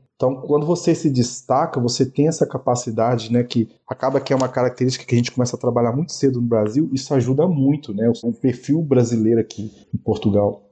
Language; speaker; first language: Portuguese; native; Portuguese